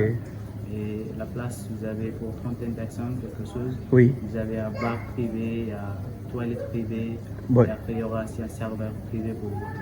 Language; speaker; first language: French; non-native, learner; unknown